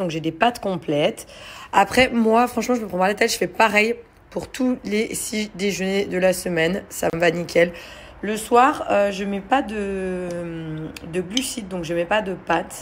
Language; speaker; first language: French; native; French